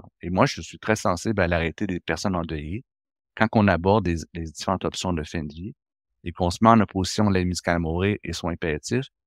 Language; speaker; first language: French; native; French